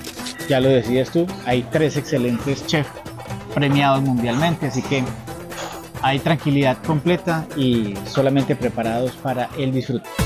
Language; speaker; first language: Spanish; native; Spanish